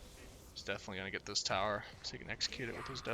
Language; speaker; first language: English; native; English